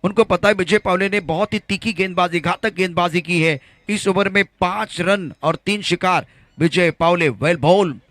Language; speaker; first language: Hindi; non-native, local second language; Marathi